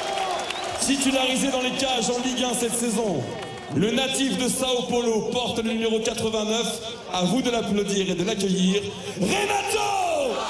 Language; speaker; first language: French; native; French